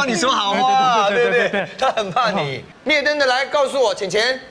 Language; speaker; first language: Chinese; native; Chinese